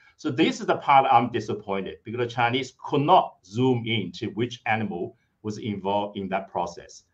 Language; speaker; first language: English; non-native, fluent; Chinese